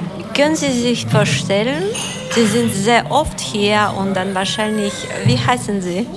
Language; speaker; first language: German; non-native, learner; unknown